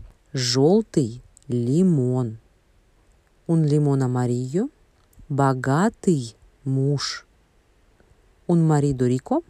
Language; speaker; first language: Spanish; non-native, fluent; Russian